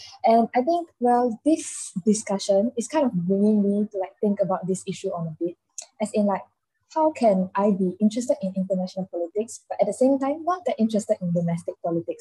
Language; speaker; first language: English; non-native, local second language; Chinese